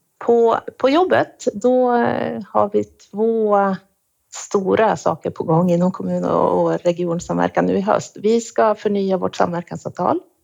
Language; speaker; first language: Swedish; native; Swedish